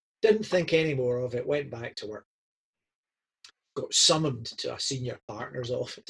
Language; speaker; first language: English; native; English